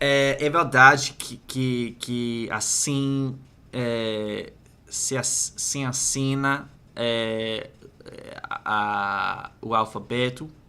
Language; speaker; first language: Portuguese; non-native, learner; English